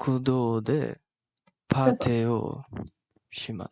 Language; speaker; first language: Japanese; non-native, learner; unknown